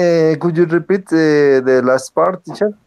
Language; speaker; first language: English; non-native, learner; Spanish